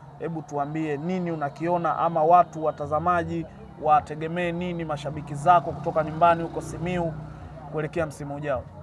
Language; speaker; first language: Swahili; native; Swahili